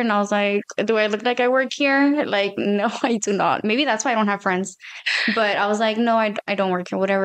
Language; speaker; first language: English; early bilingual, other home language; Spanish